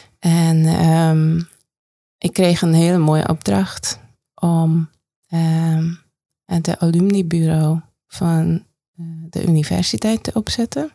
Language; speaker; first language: Dutch; non-native, fluent; Hungarian